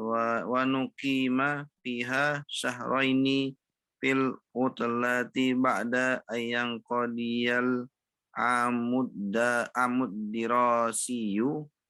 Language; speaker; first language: Arabic; non-native, learner; Indonesian